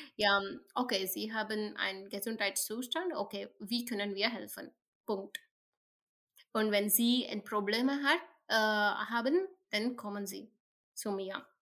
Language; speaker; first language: German; non-native, fluent; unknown